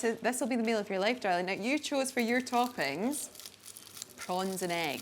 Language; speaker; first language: English; native; English